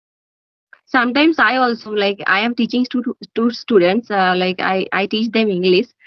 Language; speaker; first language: English; non-native, learner; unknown